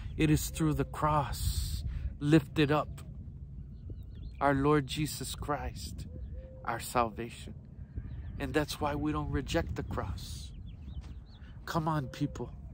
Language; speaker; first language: English; native; English